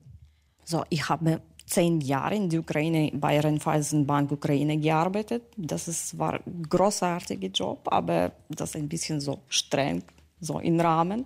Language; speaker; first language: German; non-native, learner; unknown